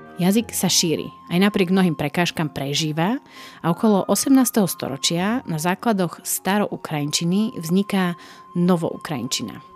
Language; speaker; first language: Slovak; native; Slovak